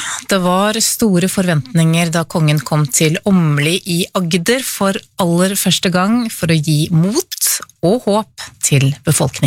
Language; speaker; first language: Norwegian; native; Norwegian